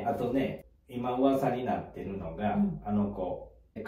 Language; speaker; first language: Japanese; native; Japanese